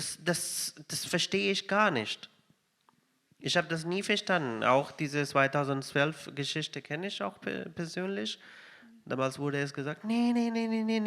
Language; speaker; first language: German; non-native, fluent; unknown